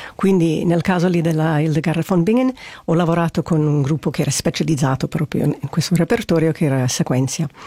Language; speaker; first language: Italian; non-native, fluent; English